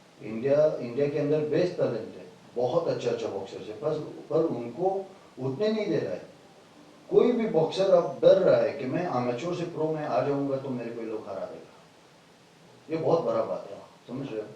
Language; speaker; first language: Hindi; non-native, fluent; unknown